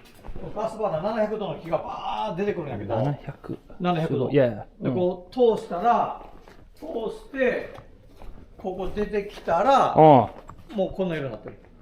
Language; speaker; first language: Japanese; native; Japanese